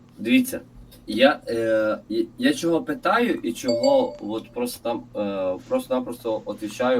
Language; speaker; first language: Ukrainian; non-native, local second language; Russian